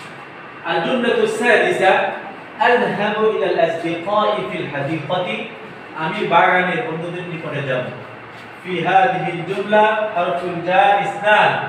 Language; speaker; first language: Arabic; non-native, fluent; Bangla